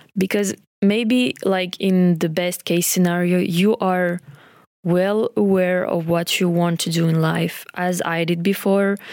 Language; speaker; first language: English; non-native, fluent; French